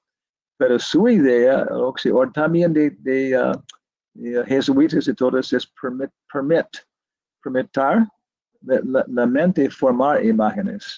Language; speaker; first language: Spanish; non-native, learner; English